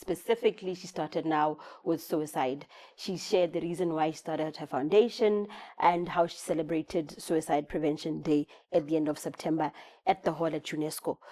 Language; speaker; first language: English; non-native, local second language; Southern Sotho